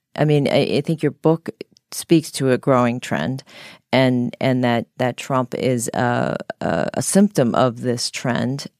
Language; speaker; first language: English; native; English